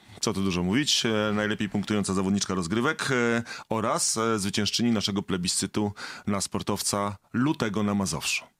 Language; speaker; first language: Polish; native; Polish